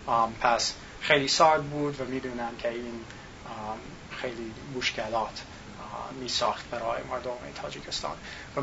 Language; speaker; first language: Tajik; non-native, learner; English